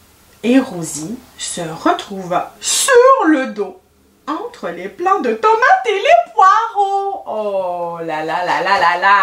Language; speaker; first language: French; native; French